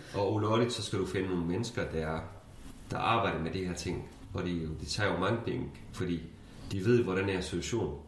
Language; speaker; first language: Danish; non-native, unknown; Kurdish